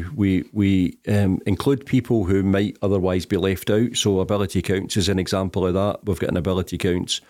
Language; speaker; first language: English; native; English